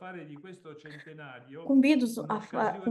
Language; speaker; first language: Italian; native; Italian